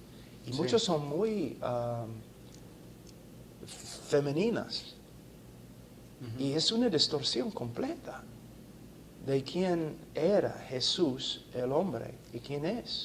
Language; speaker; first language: Spanish; non-native, fluent; English